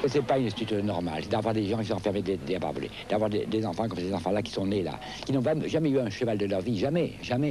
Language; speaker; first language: French; native; French